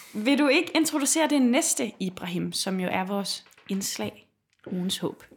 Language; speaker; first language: Danish; native; Danish